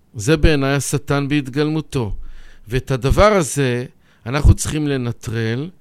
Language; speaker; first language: Hebrew; native; Hebrew